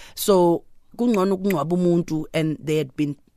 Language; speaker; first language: English; non-native, local second language; Zulu